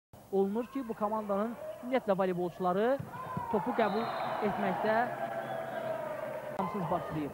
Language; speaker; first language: Azerbaijani; native; Azerbaijani